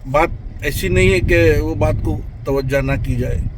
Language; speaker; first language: Hindi; non-native, local second language; Gujarati